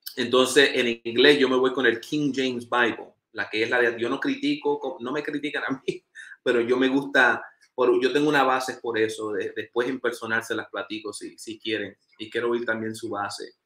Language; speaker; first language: Spanish; early bilingual, heritage; Spanish